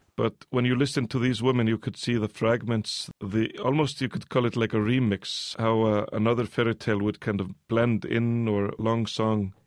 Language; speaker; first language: English; early bilingual, other home language; Icelandic